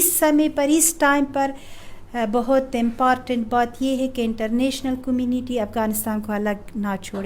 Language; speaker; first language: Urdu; non-native, fluent; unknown